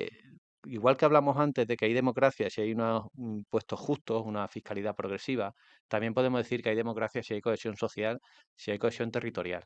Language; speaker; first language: Spanish; native; Spanish